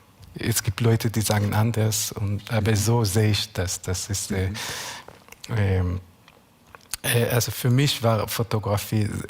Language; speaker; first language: German; non-native, learner; Hebrew